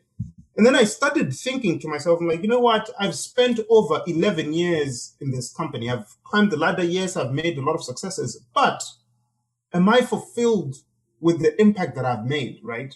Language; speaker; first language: English; non-native, local second language; Shona